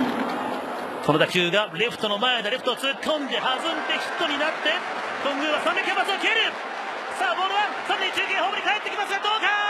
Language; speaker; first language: Japanese; native; Japanese